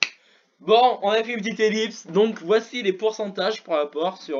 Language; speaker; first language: French; native; French